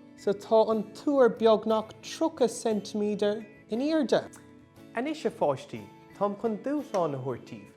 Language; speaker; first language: Irish; non-native, local second language; English